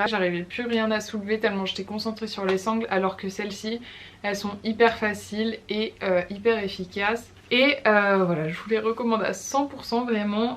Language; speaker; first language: French; native; French